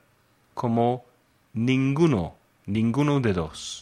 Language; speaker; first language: Spanish; non-native, fluent; English